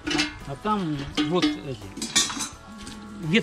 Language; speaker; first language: Russian; native; Russian